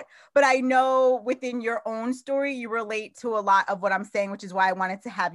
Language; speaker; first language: English; native; English